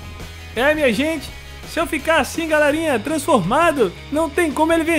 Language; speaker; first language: Portuguese; native; Portuguese